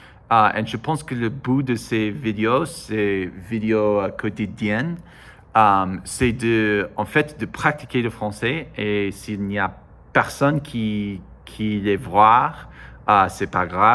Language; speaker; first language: French; non-native, learner; English